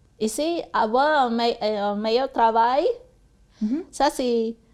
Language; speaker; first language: French; non-native, learner; Cebuano